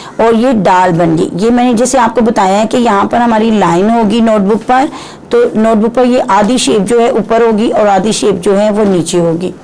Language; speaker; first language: Urdu; non-native, local second language; Punjabi